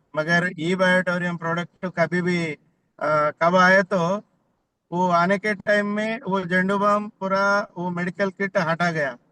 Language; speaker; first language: Hindi; non-native, local second language; Telugu